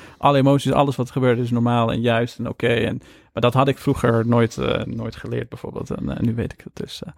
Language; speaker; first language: Dutch; early bilingual, other home language; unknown